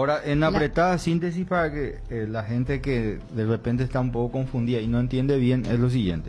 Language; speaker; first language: Spanish; native; Spanish